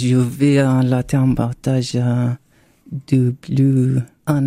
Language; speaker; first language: French; non-native, learner; Arabic